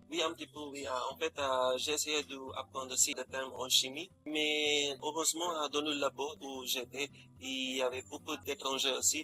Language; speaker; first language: French; non-native, fluent; Filipino